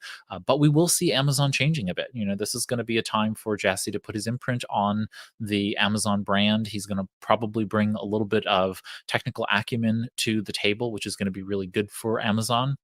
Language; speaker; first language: English; native; English